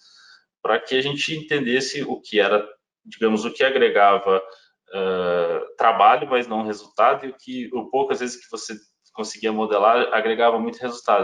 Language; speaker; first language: Portuguese; native; Portuguese